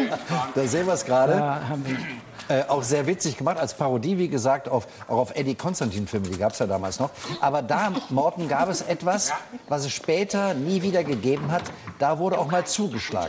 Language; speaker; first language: German; native; German